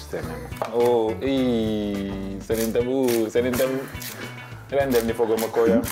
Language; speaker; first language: Hungarian; non-native, learner; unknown